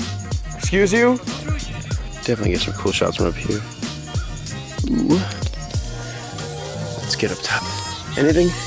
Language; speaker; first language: English; native; English